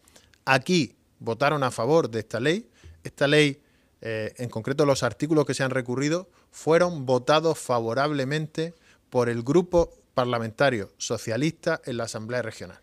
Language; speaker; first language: Spanish; native; Spanish